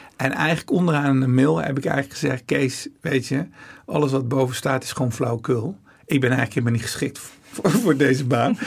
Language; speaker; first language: Dutch; early bilingual, other home language; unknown